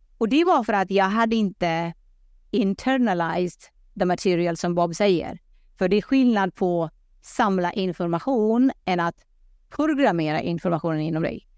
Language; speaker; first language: Swedish; early bilingual, other home language; Pashto